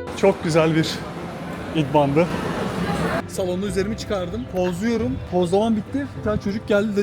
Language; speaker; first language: Turkish; native; Turkish